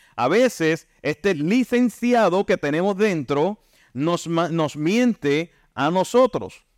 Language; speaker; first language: Spanish; native; Spanish